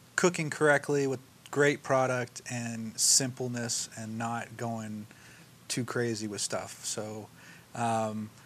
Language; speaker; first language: English; native; English